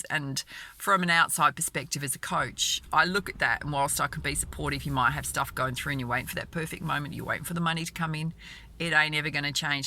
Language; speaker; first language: English; native; English